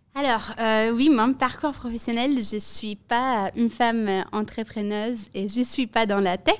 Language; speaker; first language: French; non-native, fluent; Italian